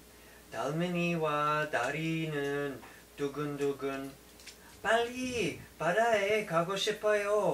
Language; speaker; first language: Korean; non-native, fluent; English